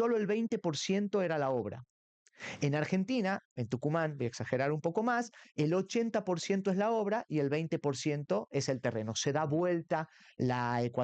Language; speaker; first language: Spanish; native; Spanish